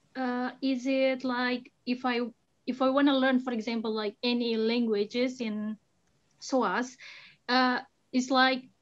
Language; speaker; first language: English; non-native, fluent; Indonesian